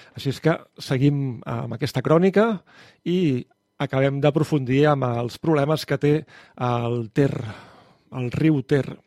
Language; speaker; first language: Catalan; native; Catalan